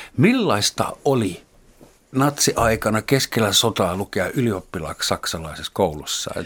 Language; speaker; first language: Finnish; non-native, fluent; German